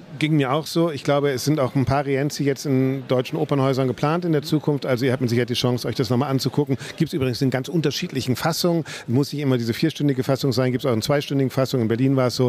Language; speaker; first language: German; native; German